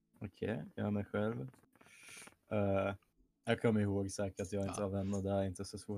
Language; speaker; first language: Swedish; non-native, fluent; German